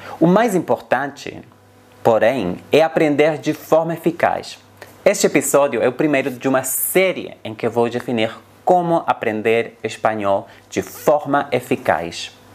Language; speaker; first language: Portuguese; non-native, fluent; Spanish